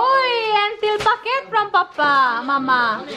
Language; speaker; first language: Swedish; non-native, fluent; Indonesian